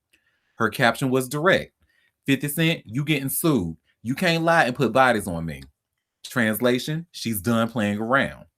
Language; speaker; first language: English; native; English